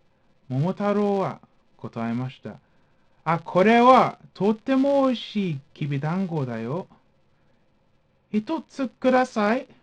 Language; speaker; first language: Japanese; non-native, fluent; English